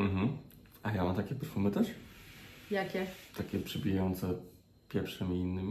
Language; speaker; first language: Polish; native; Polish